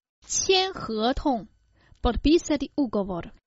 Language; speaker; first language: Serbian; non-native, fluent; Chinese